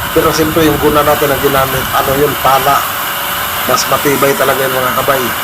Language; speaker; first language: Filipino; non-native, local second language; Cebuano